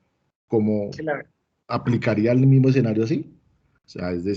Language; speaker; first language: Spanish; native; Spanish